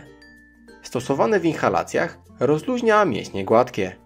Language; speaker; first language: Polish; native; Polish